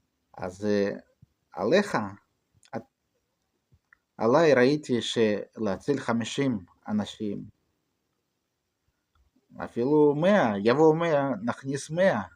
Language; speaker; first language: Hebrew; non-native, fluent; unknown